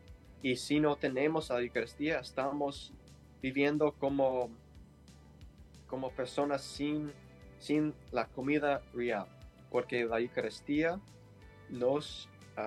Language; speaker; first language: Spanish; non-native, learner; English